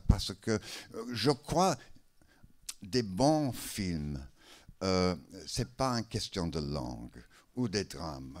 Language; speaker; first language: French; non-native, learner; English